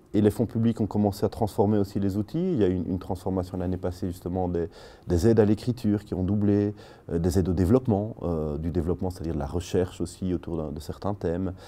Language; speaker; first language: French; native; French